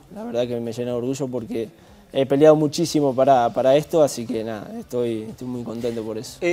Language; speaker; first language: Spanish; native; Spanish